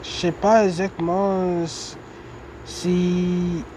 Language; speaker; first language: French; non-native, learner; English